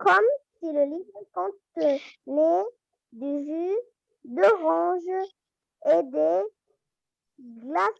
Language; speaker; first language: French; non-native, learner; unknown